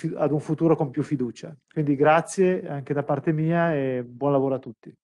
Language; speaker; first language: Italian; native; Italian